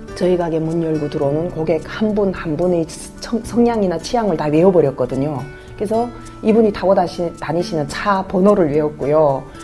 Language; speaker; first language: Korean; native; Korean